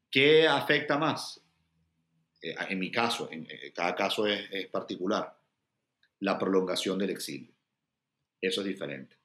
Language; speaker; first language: Spanish; native; Spanish